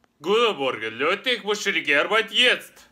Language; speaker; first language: German; non-native, learner; Russian